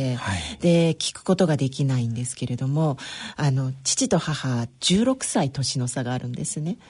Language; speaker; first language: Japanese; early bilingual, other home language; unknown